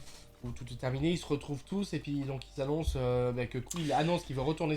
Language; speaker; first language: French; native; French